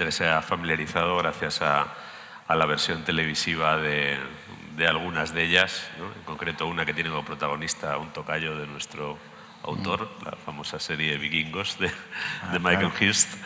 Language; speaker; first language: Spanish; native; Spanish